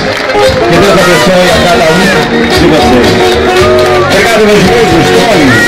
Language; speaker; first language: Portuguese; native; Portuguese